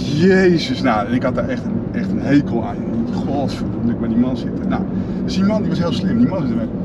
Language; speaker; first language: Dutch; native; Dutch